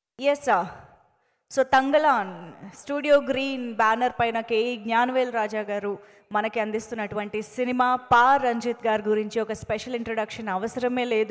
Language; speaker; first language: Telugu; native; Telugu